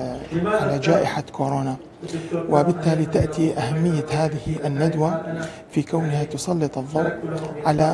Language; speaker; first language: Arabic; native; Arabic